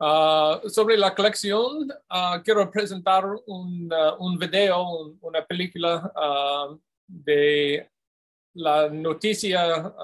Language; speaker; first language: Spanish; non-native, fluent; English